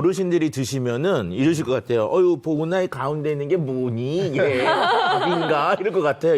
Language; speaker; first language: Korean; native; Korean